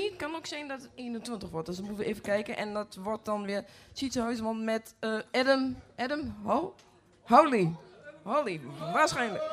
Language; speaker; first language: Dutch; native; Dutch